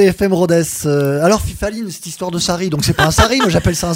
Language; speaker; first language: French; native; French